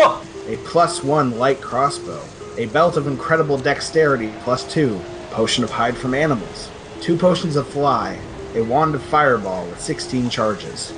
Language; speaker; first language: English; native; English